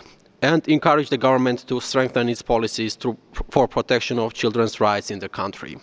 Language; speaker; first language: English; non-native, fluent; Georgian